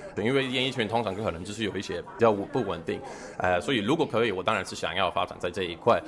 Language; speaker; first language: Chinese; non-native, fluent; Swedish